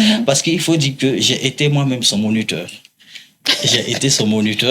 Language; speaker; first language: French; non-native, local second language; Mossi